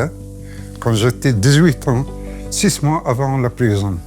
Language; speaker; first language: French; non-native, fluent; Arabic